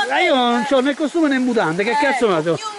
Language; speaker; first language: Italian; native; Italian